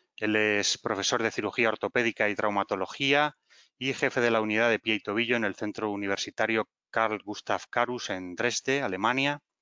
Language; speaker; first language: Spanish; native; Spanish